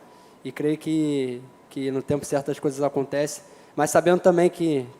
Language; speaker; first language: Portuguese; native; Portuguese